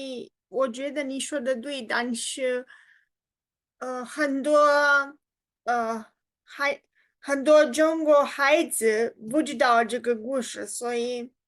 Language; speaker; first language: Chinese; non-native, learner; Romanian